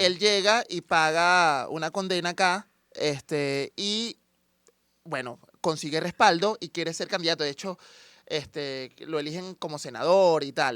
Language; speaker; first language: Spanish; native; Spanish